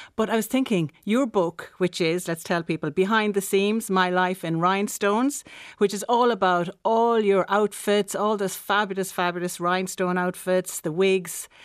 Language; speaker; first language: English; native; English